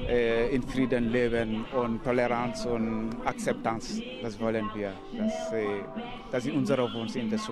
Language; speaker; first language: German; non-native, learner; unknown